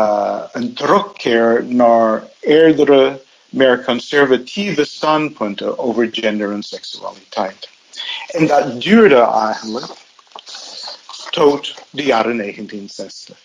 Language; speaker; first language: Dutch; non-native, fluent; English